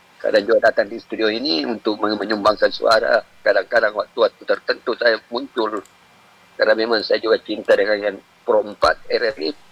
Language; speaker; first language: Indonesian; non-native, local second language; Buginese